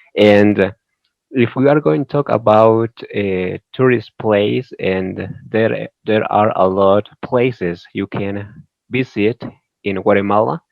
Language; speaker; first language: English; non-native, learner; Spanish